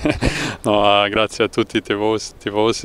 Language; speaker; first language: Italian; non-native, learner; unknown